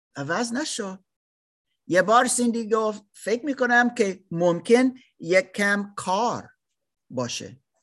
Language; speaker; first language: Persian; non-native, learner; German